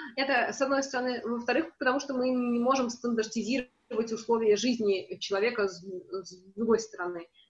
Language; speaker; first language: Russian; native; Russian